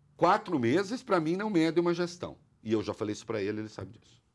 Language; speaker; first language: Portuguese; native; Portuguese